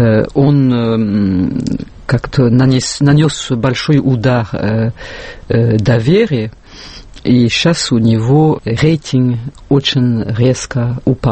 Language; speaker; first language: Russian; non-native, fluent; French